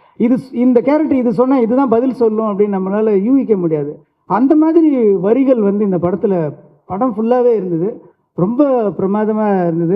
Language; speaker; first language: Tamil; native; Tamil